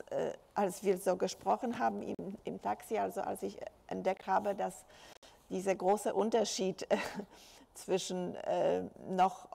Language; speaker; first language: German; non-native, fluent; Polish